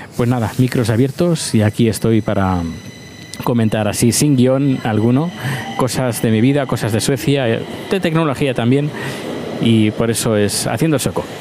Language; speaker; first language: Spanish; native; Spanish